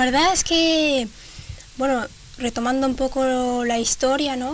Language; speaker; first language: Spanish; early bilingual, other home language; Arabic